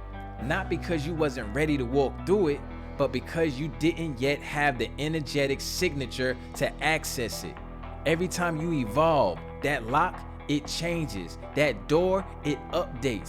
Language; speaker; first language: English; native; English